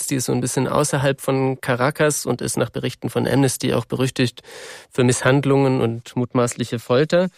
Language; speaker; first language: German; native; German